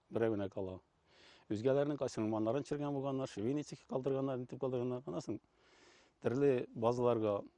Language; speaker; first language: Tatar; native; Tatar